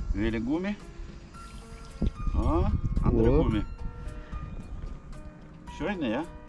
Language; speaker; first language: German; non-native, learner; Russian